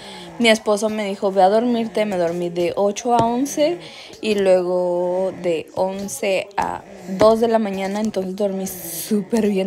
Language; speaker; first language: Spanish; native; Spanish